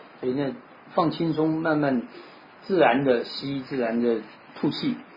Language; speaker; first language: Chinese; native; Chinese